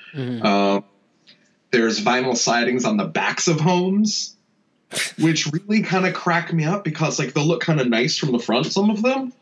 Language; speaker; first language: English; native; English